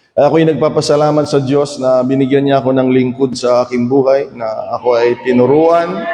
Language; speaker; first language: Filipino; native; Filipino